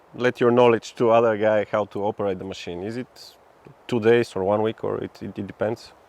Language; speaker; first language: English; non-native, fluent; Bulgarian